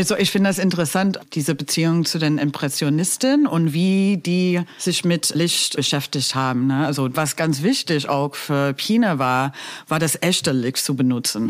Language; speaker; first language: German; non-native, fluent; English